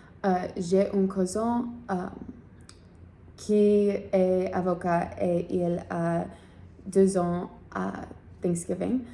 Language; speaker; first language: French; non-native, learner; English